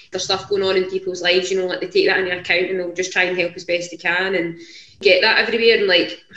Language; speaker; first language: English; native; English